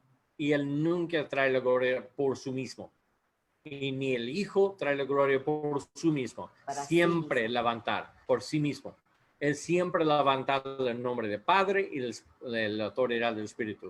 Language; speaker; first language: Spanish; non-native, learner; English